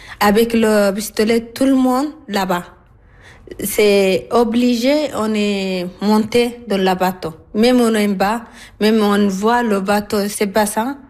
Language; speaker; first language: French; non-native, learner; Arabic